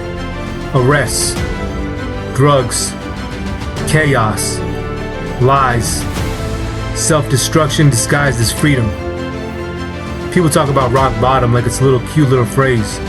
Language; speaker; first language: English; native; English